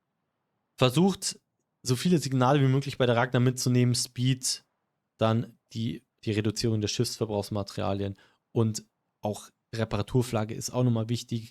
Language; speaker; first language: German; native; German